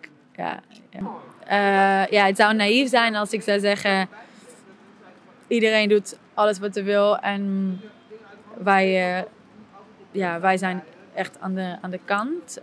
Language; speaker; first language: Dutch; non-native, fluent; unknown